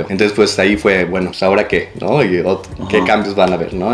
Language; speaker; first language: Spanish; native; Spanish